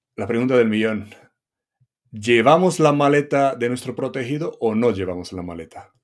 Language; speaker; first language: Spanish; non-native, fluent; Romanian